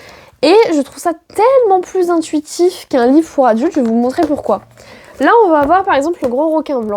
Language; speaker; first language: French; native; French